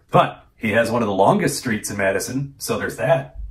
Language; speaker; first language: English; native; English